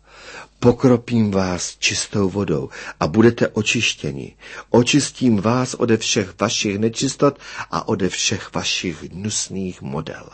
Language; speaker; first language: Czech; native; Czech